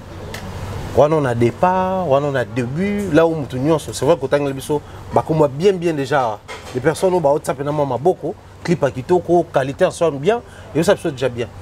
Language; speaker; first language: French; non-native, local second language; Lingala